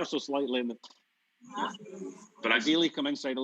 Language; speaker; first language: English; native; English